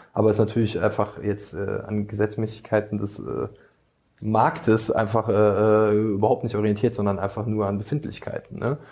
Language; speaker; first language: German; early bilingual, other home language; Bosnian